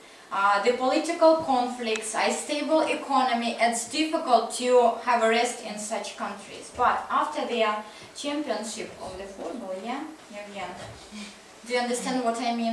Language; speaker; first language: English; non-native, fluent; Russian